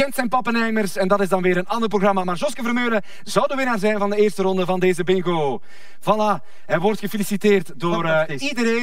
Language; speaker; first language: Dutch; native; Dutch